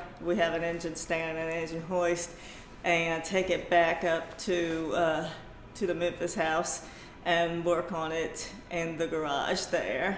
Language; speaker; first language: English; native; English